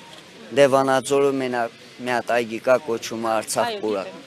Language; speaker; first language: Armenian; native; Armenian